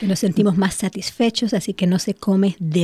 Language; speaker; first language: Spanish; native; Spanish